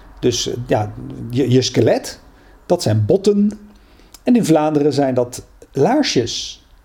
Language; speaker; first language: Dutch; native; Dutch